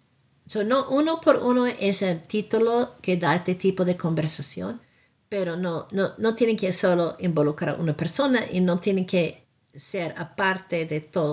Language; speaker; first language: Spanish; non-native, fluent; English